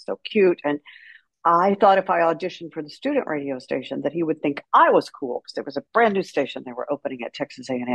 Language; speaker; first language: English; native; English